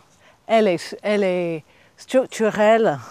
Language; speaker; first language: French; non-native, fluent; English